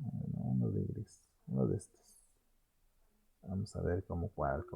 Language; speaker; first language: Spanish; native; Spanish